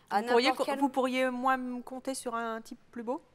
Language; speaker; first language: French; native; French